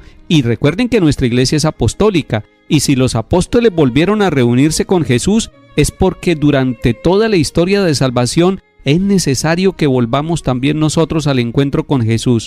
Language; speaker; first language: Spanish; native; Spanish